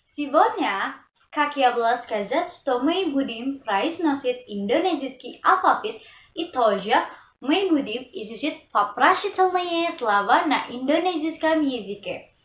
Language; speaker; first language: Russian; non-native, learner; Indonesian